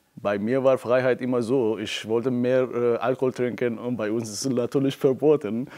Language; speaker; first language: German; non-native, fluent; Persian